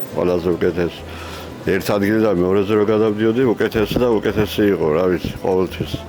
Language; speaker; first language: Georgian; non-native, local second language; Mingrelian